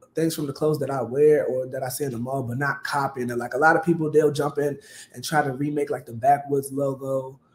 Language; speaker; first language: English; native; English